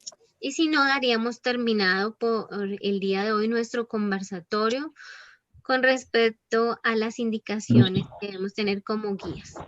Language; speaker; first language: Spanish; native; Spanish